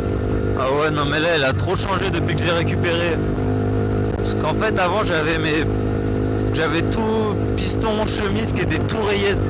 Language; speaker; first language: French; native; French